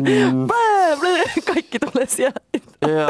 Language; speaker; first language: Finnish; non-native, local second language; Swedish